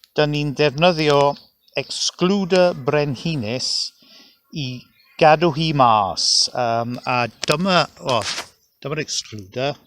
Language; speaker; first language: Welsh; non-native, local second language; English